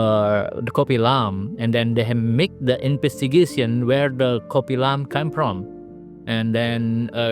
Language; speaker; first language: English; non-native, learner; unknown